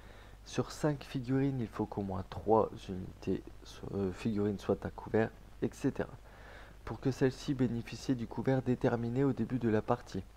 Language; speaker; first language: French; native; French